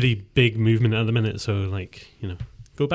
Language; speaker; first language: English; native; English